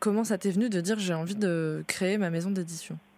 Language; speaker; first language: French; native; French